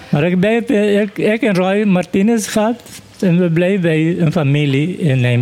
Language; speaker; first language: Dutch; non-native, learner; Papiamento